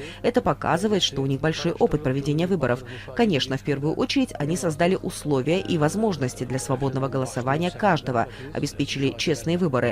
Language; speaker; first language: Russian; native; Russian